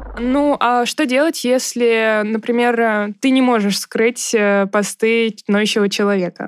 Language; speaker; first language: Russian; native; Russian